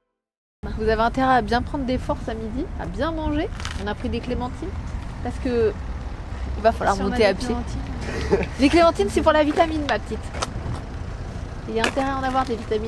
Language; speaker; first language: French; native; French